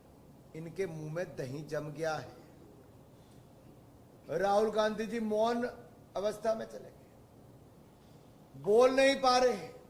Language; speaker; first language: Hindi; native; Hindi